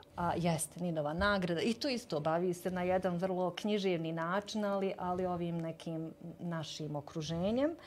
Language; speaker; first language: Bosnian; native; Bosnian